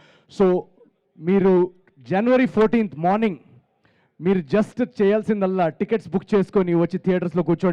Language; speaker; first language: Telugu; native; Telugu